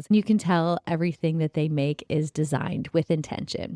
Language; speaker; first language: English; native; English